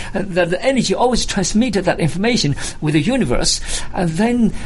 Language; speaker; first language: English; non-native, fluent; Chinese